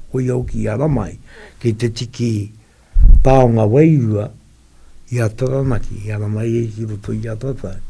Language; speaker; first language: Māori; native; Māori